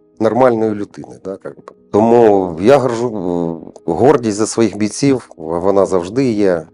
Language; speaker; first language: Ukrainian; non-native, local second language; Russian